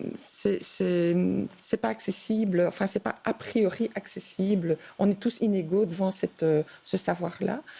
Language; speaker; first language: French; native; French